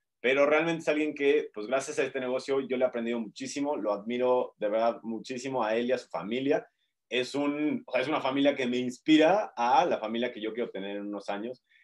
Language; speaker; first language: Spanish; native; Spanish